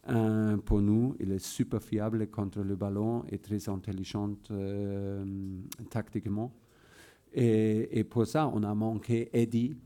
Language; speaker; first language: French; non-native, fluent; German